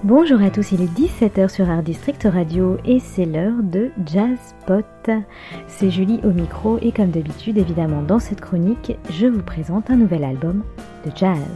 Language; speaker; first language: French; native; French